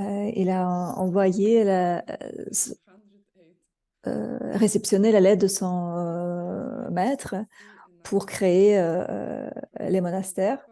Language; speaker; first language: French; non-native, fluent; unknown